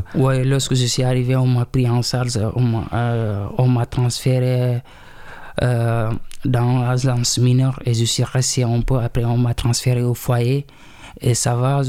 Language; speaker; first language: French; non-native, local second language; Wolof